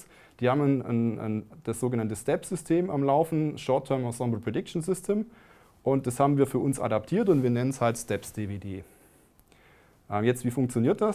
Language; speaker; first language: German; native; German